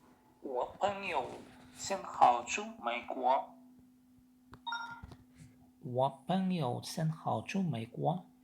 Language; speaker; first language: Chinese; non-native, learner; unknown